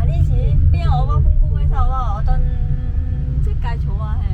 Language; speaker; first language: Korean; non-native, learner; Vietnamese